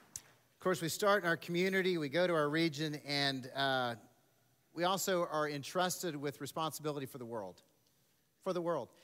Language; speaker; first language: English; native; English